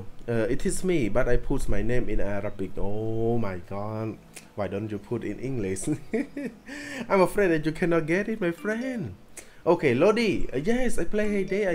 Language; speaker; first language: English; non-native, learner; Khmer